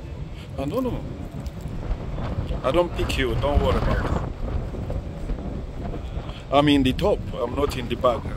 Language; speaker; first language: English; non-native, learner; Lingala